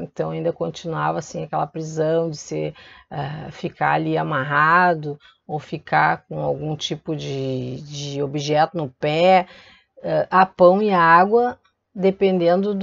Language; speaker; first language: Portuguese; native; Portuguese